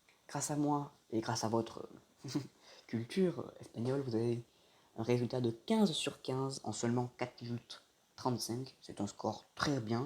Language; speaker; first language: French; native; French